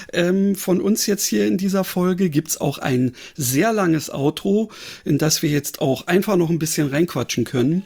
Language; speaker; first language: German; native; German